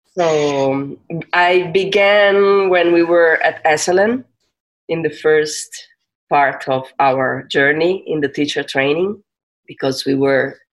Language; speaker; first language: English; non-native, fluent; Italian